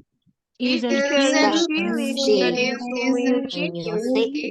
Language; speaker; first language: English; non-native, learner; Indonesian